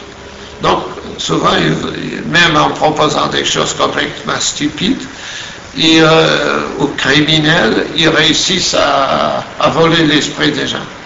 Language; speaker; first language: French; non-native, fluent; Portuguese